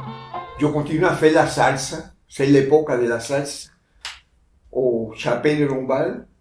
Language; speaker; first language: French; non-native, fluent; Spanish